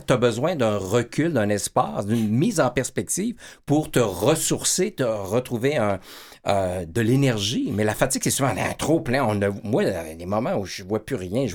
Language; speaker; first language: French; native; French